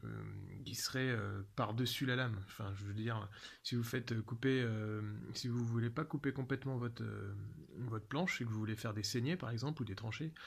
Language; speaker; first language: French; native; French